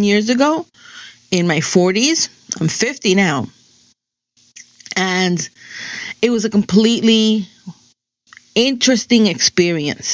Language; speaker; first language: English; early bilingual, other home language; Spanish